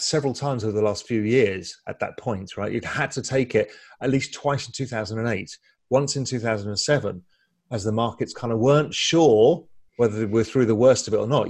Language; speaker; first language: English; native; English